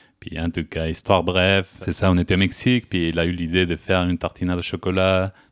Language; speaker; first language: French; non-native, fluent; Spanish